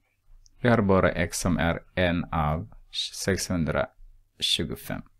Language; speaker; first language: Swedish; non-native, fluent; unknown